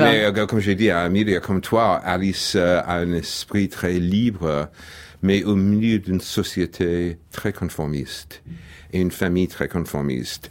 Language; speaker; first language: French; non-native, fluent; English